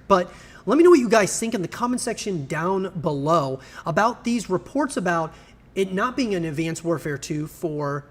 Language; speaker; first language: English; native; English